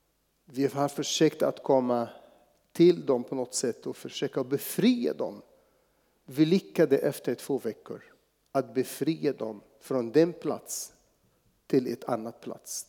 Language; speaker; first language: Swedish; non-native, fluent; Arabic